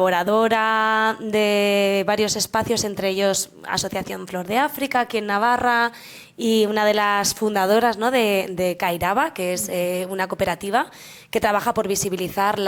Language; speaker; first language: Spanish; native; Spanish